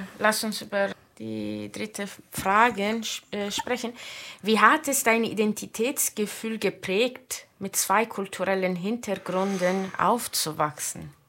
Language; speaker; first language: German; non-native, fluent; Italian